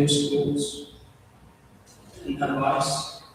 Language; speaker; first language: English; non-native, fluent; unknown